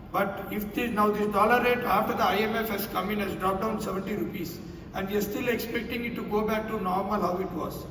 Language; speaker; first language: English; non-native, local second language; Tamil